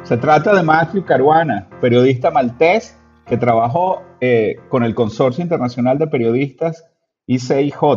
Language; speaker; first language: Spanish; native; Spanish